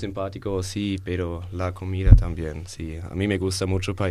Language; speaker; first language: Spanish; non-native, learner; German